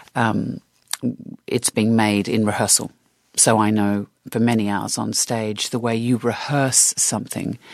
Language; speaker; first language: English; native; English